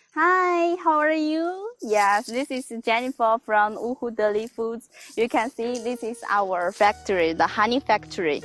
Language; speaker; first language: English; non-native, learner; Chinese